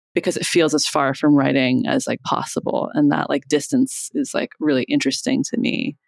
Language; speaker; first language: English; native; English